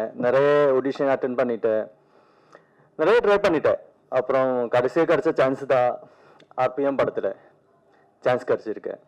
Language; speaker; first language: Tamil; non-native, learner; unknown